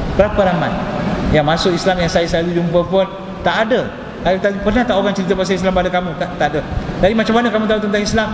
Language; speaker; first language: Malay; non-native, local second language; Tamil